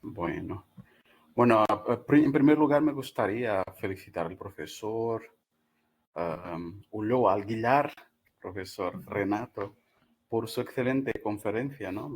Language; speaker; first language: Spanish; non-native, fluent; Portuguese